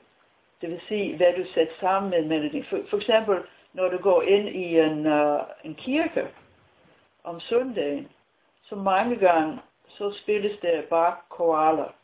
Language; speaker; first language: Danish; non-native, fluent; English